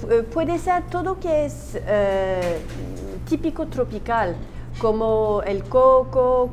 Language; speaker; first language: Spanish; non-native, learner; Turkish